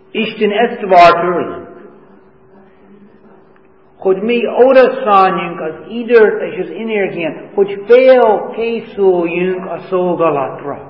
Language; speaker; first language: Hungarian; non-native, fluent; English